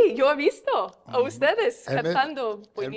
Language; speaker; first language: Spanish; non-native, fluent; English